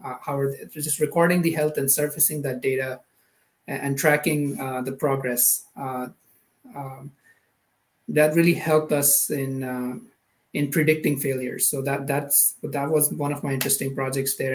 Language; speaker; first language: English; non-native, local second language; Urdu